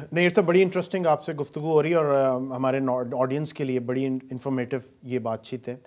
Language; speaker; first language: Urdu; native; Urdu